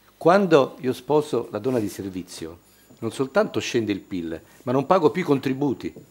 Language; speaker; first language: Italian; native; Italian